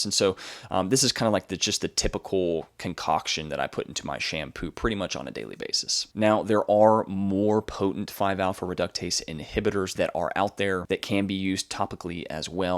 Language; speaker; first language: English; native; English